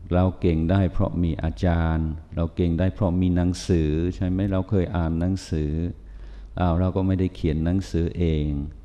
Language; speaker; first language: Thai; non-native, fluent; English